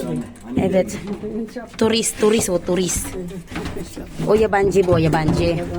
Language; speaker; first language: Turkish; non-native, learner; Filipino